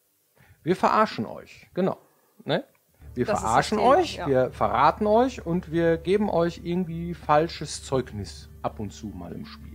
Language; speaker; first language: German; native; German